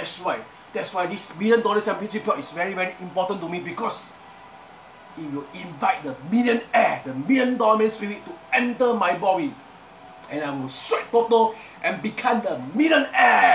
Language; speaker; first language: English; non-native, local second language; Chinese